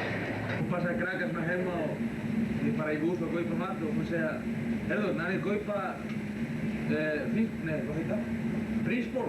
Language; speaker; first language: Icelandic; non-native, learner; Spanish